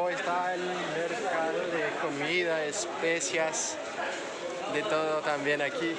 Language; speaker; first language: Spanish; non-native, fluent; French